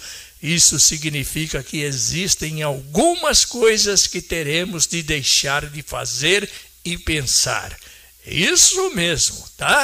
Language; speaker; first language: Portuguese; native; Portuguese